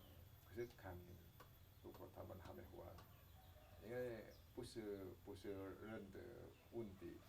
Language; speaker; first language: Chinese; non-native, learner; Indonesian